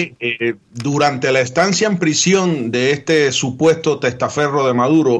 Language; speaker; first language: Spanish; native; Spanish